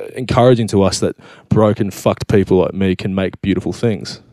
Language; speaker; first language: English; native; English